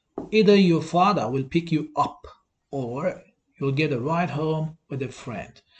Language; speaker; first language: English; non-native, fluent; Azerbaijani